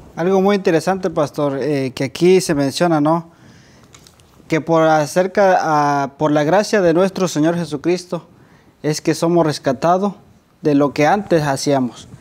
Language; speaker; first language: Spanish; native; Spanish